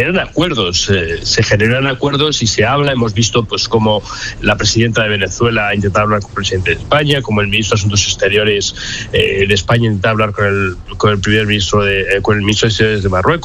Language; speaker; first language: Spanish; native; Spanish